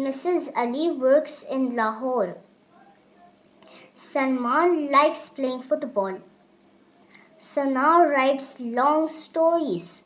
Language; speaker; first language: English; non-native, local second language; Urdu